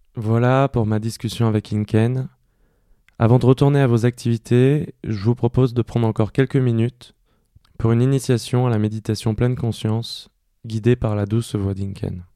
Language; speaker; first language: French; native; French